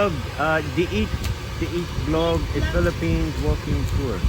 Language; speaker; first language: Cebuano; non-native, learner; English